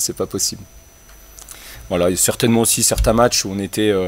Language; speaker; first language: French; native; French